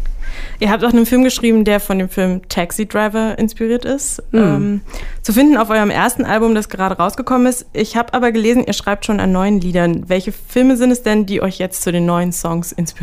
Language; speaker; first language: German; native; German